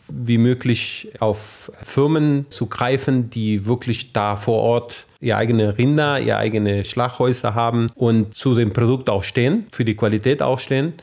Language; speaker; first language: German; non-native, fluent; Spanish